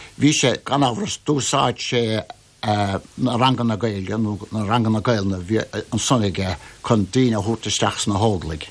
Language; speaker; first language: Irish; native; Irish